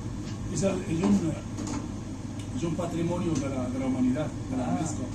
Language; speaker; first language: Spanish; non-native, fluent; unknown